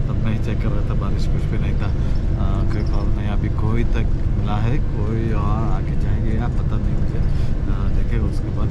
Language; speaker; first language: Hindi; non-native, local second language; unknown